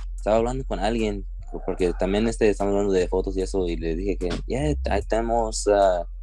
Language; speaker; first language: Spanish; early bilingual, heritage; Spanish